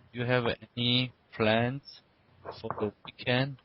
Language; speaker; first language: English; non-native, fluent; Korean